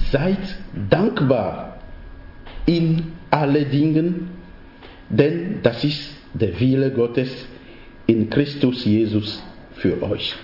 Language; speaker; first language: German; non-native, fluent; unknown